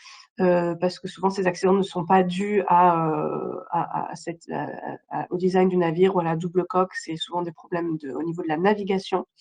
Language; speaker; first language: French; native; French